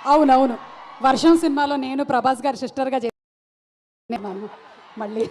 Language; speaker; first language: Telugu; native; Telugu